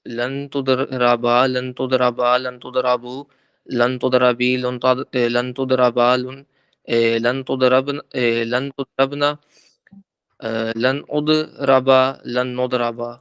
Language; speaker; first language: Arabic; non-native, learner; Urdu